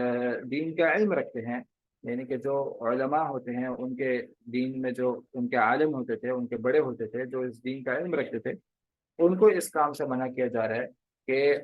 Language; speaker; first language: Urdu; native; Urdu